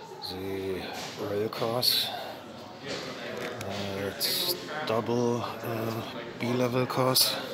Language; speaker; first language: English; non-native, learner; German